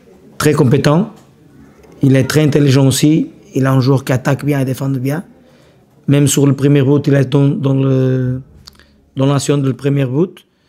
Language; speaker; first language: French; non-native, learner; Portuguese